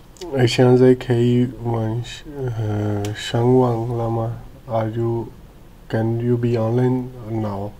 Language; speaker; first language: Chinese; non-native, learner; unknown